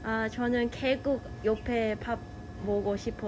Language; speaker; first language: Korean; non-native, learner; Cantonese